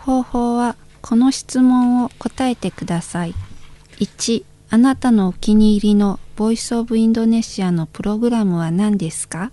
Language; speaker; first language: Japanese; non-native, fluent; Indonesian